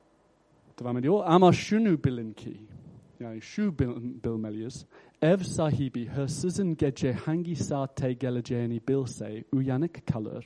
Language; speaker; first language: Turkish; non-native, fluent; English